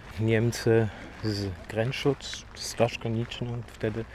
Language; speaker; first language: Polish; non-native, fluent; German